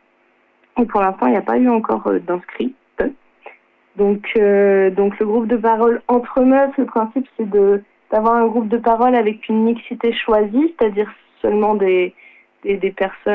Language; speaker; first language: French; native; French